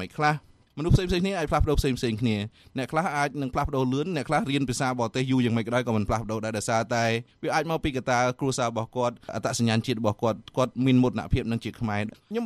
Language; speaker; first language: Khmer; native; Khmer